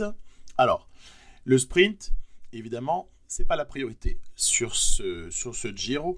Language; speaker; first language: French; native; French